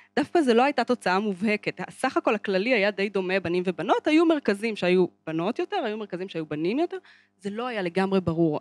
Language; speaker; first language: Hebrew; native; Hebrew